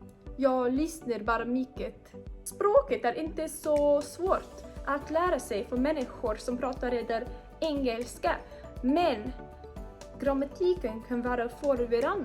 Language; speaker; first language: Swedish; non-native, learner; English